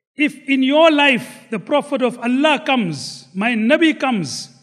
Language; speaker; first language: English; non-native, local second language; Gujarati